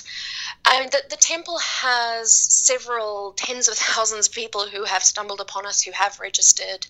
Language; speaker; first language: English; native; English